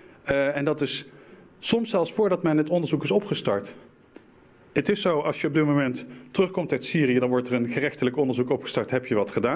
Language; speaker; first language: Dutch; native; Dutch